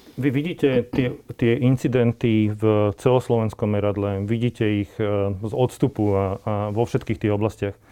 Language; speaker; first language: Slovak; native; Slovak